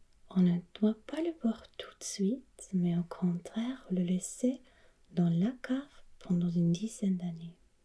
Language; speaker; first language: French; non-native, fluent; German